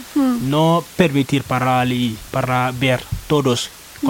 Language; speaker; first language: Spanish; non-native, learner; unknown